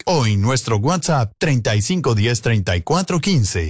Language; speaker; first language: Spanish; native; Spanish